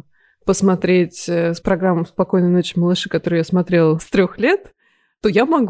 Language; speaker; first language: Russian; native; Russian